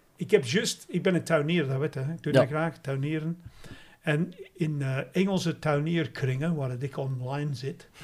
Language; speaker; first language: Dutch; non-native, fluent; English